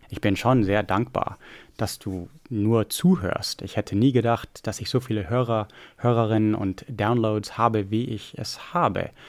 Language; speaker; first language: German; non-native, fluent; English